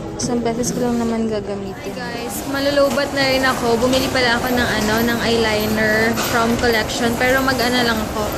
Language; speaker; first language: Filipino; native; Filipino